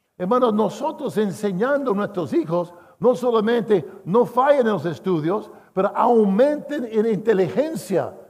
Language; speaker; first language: Spanish; non-native, fluent; English